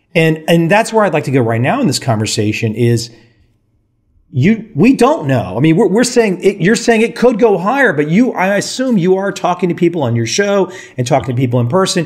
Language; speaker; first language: English; native; English